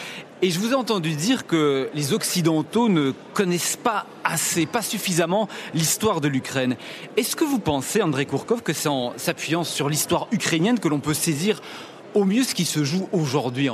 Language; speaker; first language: French; native; French